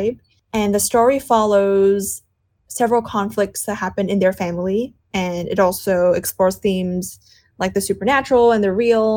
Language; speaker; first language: English; non-native, local second language; Cantonese